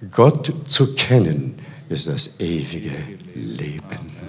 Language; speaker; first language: German; non-native, fluent; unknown